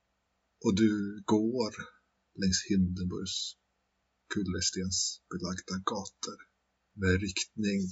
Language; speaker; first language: Swedish; native; Swedish